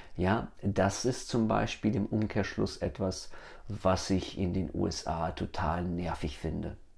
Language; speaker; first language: German; early bilingual, other home language; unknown